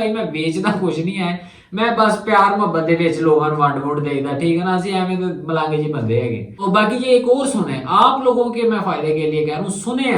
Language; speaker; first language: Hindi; non-native, local second language; Punjabi